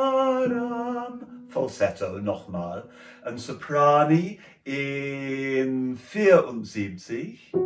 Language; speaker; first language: German; non-native, learner; English